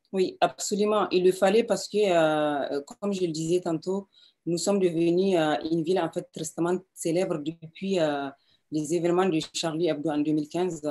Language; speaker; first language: French; non-native, local second language; Hausa